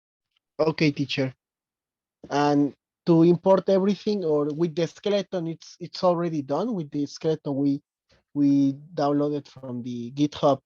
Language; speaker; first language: English; non-native, fluent; Spanish